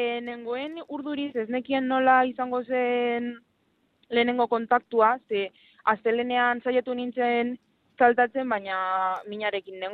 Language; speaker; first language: Basque; non-native, local second language; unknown